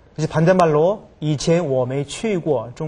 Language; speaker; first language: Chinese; non-native, fluent; Korean